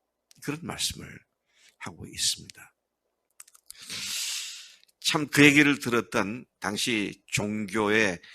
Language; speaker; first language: Korean; native; Korean